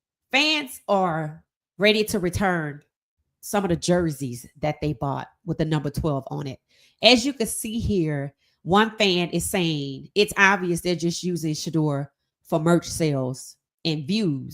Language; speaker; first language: English; native; English